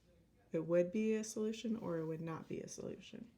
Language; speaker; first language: English; native; English